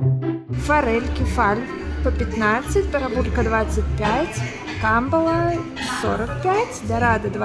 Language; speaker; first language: Russian; native; Russian